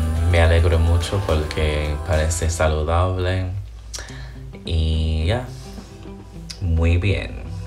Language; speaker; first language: Spanish; non-native, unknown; English